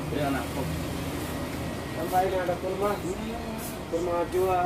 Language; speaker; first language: Indonesian; non-native, learner; Bangla